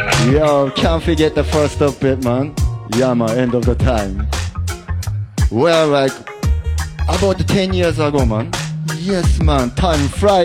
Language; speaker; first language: English; non-native, fluent; Japanese